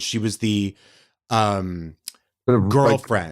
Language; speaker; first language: English; native; English